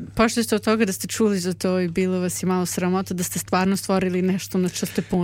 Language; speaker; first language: Serbian; native; Serbian